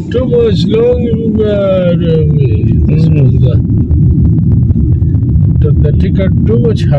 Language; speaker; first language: English; non-native, learner; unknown